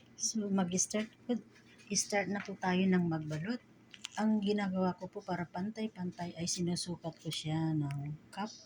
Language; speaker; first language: Filipino; native; Filipino